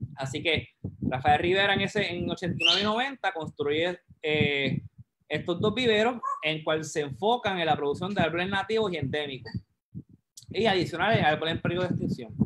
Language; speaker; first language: Spanish; native; Spanish